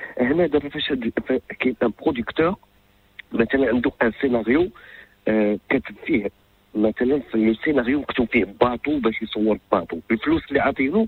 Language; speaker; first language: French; non-native, local second language; Arabic